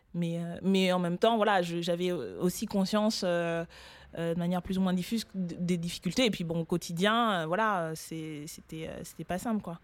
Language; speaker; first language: French; early bilingual, other home language; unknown